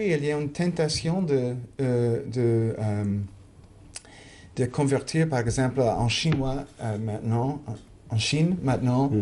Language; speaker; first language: French; non-native, fluent; English